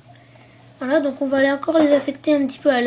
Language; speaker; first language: French; native; French